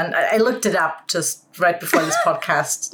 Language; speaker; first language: English; non-native, fluent; German